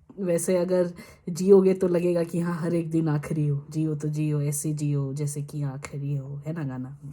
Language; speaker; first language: Hindi; native; Hindi